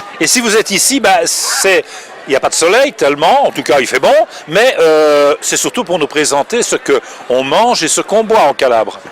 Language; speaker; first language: French; native; French